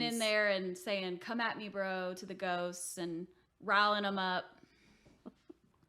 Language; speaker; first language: English; native; English